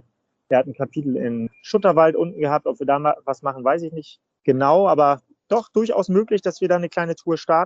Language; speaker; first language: German; native; German